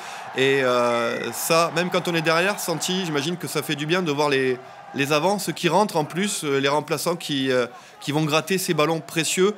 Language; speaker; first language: French; native; French